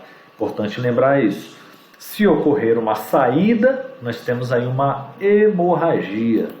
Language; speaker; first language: Portuguese; native; Portuguese